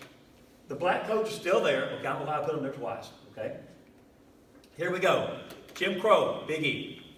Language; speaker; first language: English; native; English